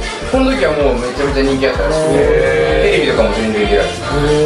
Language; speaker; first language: Japanese; native; Japanese